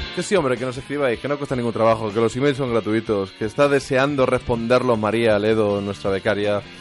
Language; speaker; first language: Spanish; native; Spanish